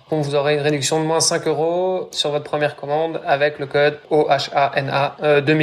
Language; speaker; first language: French; native; French